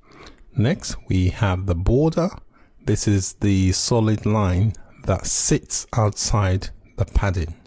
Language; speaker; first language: English; native; English